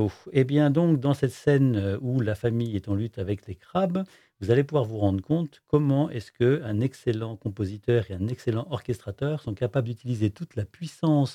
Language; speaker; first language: French; native; French